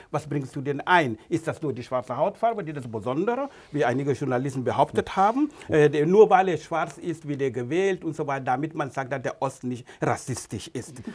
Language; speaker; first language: German; non-native, fluent; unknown